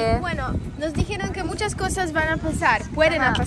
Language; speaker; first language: Spanish; non-native, learner; Polish